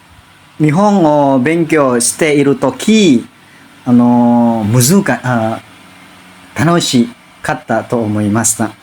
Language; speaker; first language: Japanese; non-native, learner; Indonesian